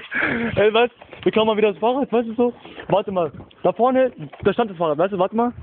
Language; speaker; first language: German; early bilingual, other home language; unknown